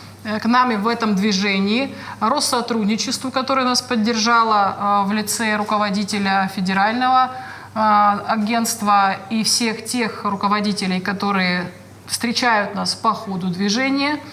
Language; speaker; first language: Russian; native; Russian